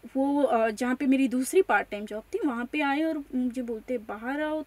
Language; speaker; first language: Hindi; non-native, local second language; Marathi